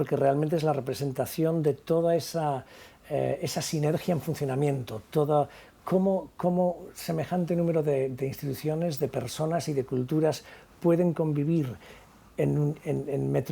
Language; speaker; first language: Spanish; native; Spanish